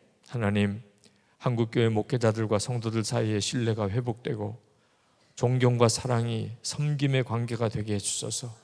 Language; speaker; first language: Korean; native; Korean